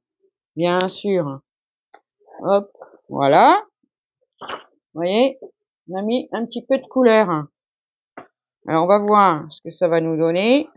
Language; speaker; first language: French; native; French